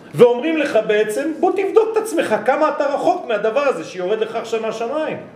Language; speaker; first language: Hebrew; non-native, fluent; French